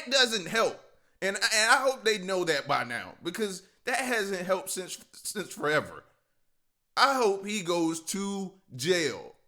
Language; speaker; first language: English; native; English